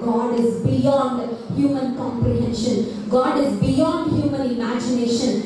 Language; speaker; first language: English; non-native, local second language; Telugu